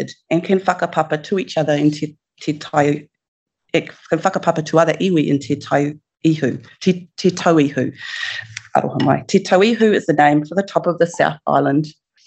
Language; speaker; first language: English; native; English